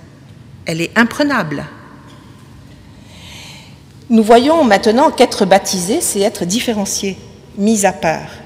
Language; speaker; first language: French; native; French